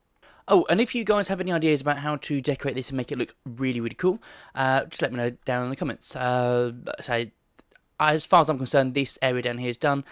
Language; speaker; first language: English; native; English